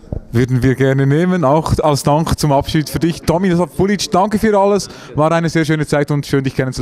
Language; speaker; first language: German; native; German